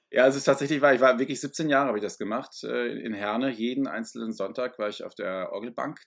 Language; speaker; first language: German; native; German